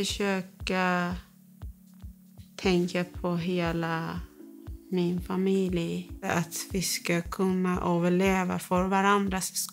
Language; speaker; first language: Swedish; non-native, fluent; Persian